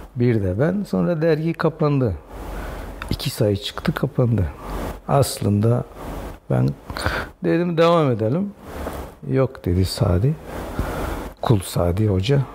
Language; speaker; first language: Turkish; non-native, local second language; Zaza